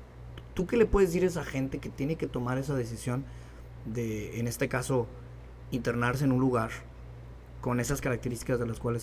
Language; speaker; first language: Spanish; native; Spanish